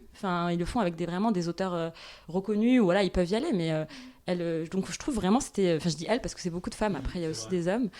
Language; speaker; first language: French; non-native, local second language; Arabic